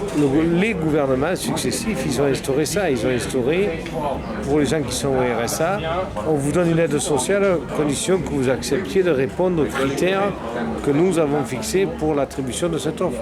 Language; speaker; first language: French; native; French